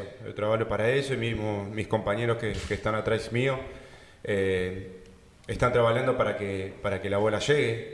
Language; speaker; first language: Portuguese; non-native, learner; Spanish